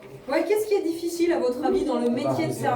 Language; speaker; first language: French; native; French